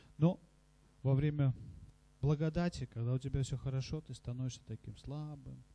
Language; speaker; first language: Russian; non-native, local second language; Latvian